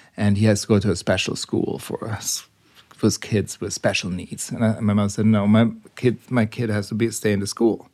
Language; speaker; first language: English; non-native, fluent; German